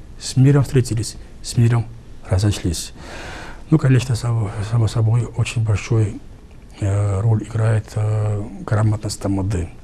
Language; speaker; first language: Russian; non-native, local second language; Georgian